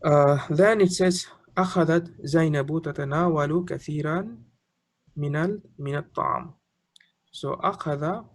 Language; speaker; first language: Arabic; non-native, fluent; English